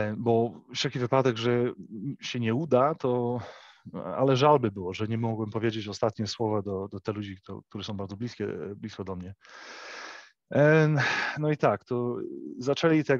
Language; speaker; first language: Polish; early bilingual, heritage; English